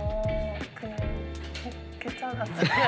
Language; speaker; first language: Korean; non-native, fluent; Indonesian